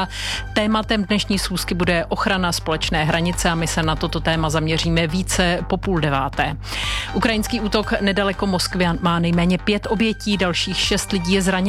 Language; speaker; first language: Czech; native; Czech